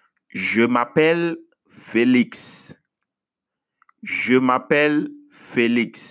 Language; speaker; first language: French; non-native, fluent; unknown